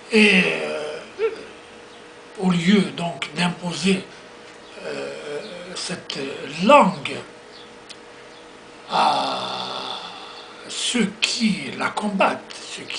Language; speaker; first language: French; non-native, local second language; Kabyle